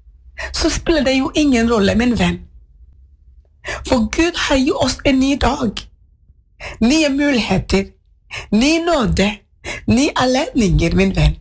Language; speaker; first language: Norwegian; non-native, fluent; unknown